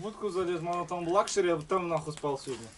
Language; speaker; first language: Russian; native; Russian